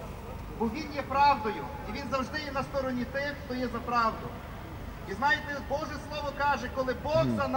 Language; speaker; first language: Ukrainian; native; Ukrainian